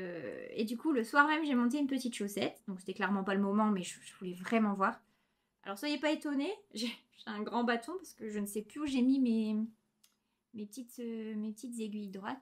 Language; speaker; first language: French; native; French